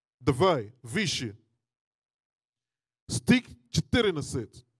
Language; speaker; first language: Russian; non-native, learner; English